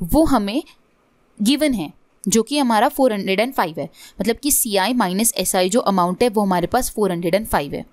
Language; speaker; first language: Hindi; non-native, local second language; Marathi